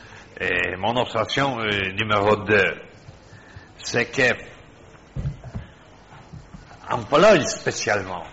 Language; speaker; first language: French; non-native, fluent; Polish